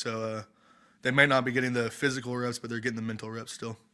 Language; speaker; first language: English; native; English